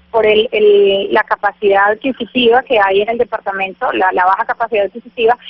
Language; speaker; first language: Spanish; native; Spanish